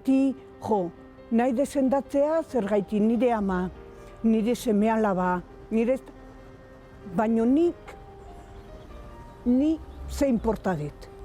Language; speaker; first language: Basque; non-native, local second language; Spanish